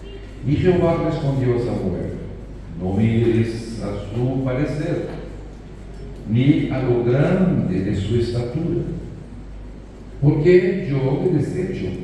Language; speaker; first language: Spanish; non-native, fluent; Portuguese